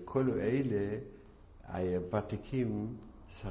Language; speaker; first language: Hebrew; non-native, fluent; Yiddish